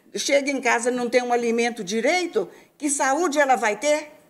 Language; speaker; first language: Portuguese; native; Portuguese